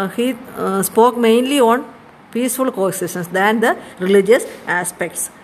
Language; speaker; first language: English; non-native, local second language; Malayalam